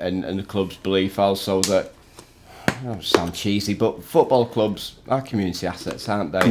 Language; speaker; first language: English; native; English